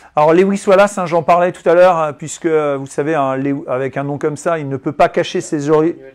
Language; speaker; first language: French; native; French